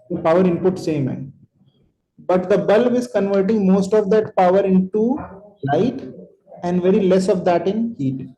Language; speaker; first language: English; non-native, local second language; Hindi